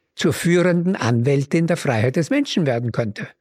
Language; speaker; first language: German; native; German